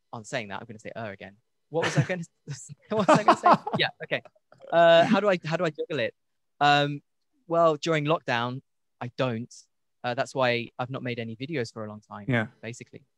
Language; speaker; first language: English; native; English